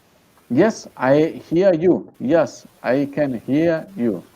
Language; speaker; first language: English; non-native, fluent; Italian